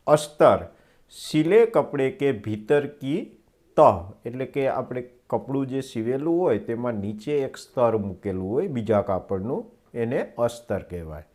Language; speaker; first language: Hindi; non-native, local second language; Gujarati